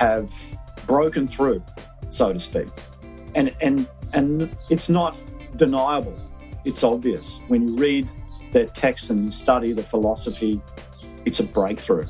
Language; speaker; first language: English; native; English